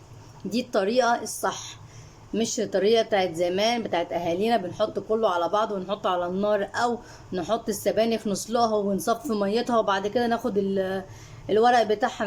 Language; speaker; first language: Arabic; native; Arabic